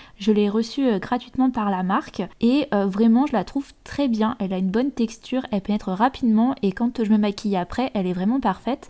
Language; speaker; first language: French; native; French